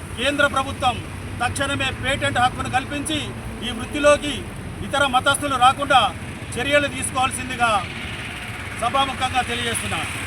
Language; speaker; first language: Telugu; native; Telugu